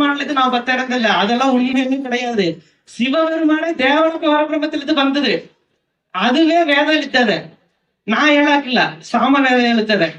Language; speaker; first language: Tamil; non-native, local second language; Kannada